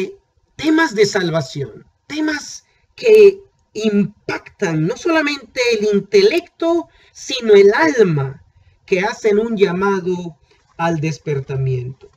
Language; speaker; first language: Spanish; native; Spanish